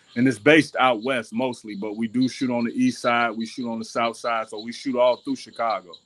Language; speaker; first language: English; native; English